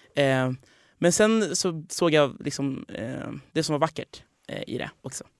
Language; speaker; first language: Swedish; non-native, fluent; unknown